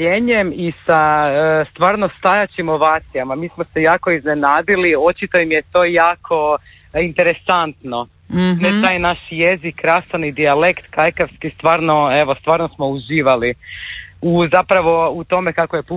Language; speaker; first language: Croatian; native; Croatian